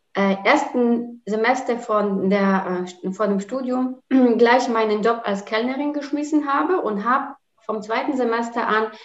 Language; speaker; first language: German; non-native, fluent; Polish